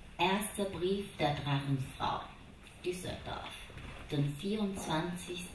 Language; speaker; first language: German; non-native, fluent; Chinese